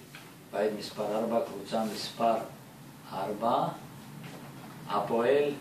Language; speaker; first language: Hebrew; native; Hebrew